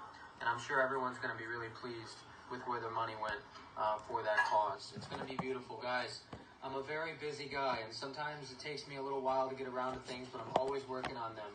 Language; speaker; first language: English; native; English